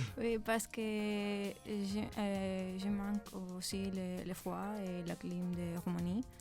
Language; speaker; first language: French; non-native, learner; Romanian